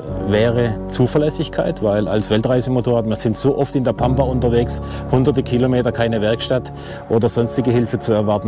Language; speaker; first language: German; native; German